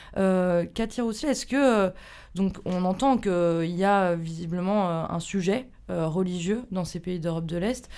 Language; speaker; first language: French; native; French